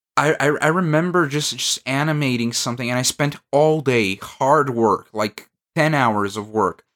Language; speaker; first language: English; non-native, fluent; Bulgarian